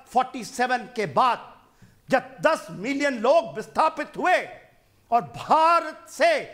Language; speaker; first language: Hindi; non-native, local second language; Punjabi